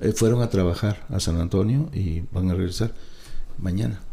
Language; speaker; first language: Spanish; native; Spanish